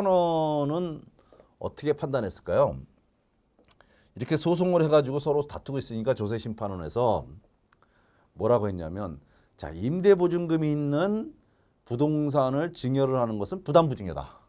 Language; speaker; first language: Korean; native; Korean